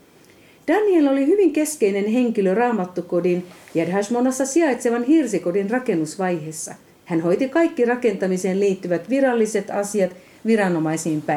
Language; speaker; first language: Finnish; native; Finnish